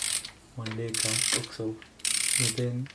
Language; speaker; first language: Swedish; non-native, learner; Arabic